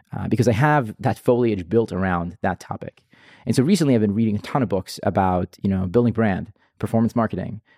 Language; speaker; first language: English; non-native, fluent; Hebrew